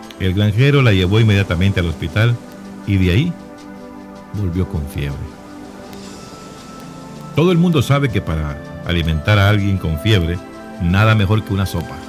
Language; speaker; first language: Spanish; native; Spanish